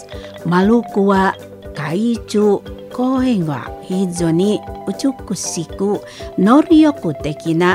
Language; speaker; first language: Japanese; non-native, fluent; Indonesian